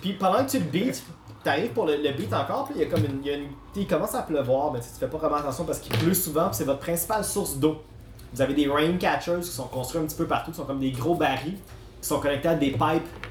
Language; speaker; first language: French; native; French